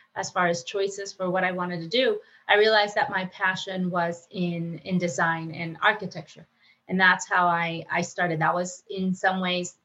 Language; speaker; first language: English; non-native, fluent; Spanish